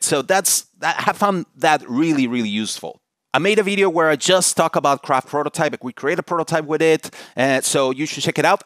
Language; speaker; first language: English; non-native, fluent; Spanish